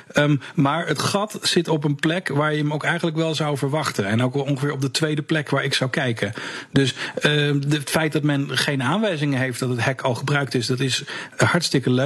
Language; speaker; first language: Dutch; native; Dutch